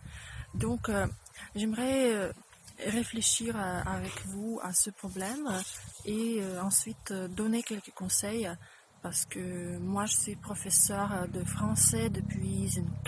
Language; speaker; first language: French; non-native, fluent; Russian